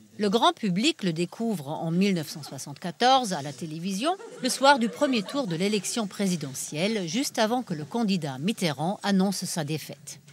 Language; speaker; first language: French; non-native, fluent; German